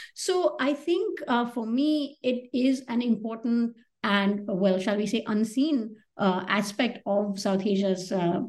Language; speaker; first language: English; non-native, local second language; Hindi